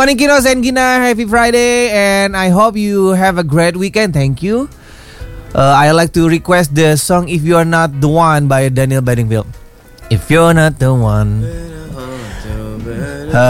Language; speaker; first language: English; non-native, learner; Malay